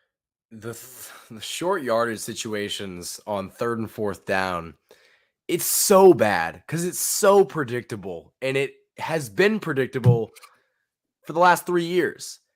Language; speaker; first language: English; native; English